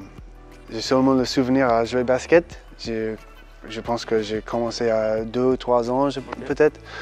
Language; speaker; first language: French; early bilingual, heritage; English